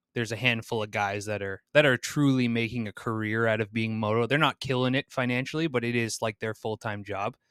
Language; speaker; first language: English; native; English